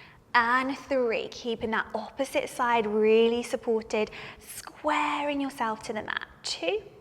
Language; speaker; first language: English; native; English